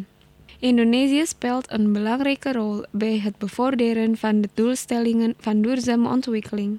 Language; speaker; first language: Dutch; non-native, learner; Indonesian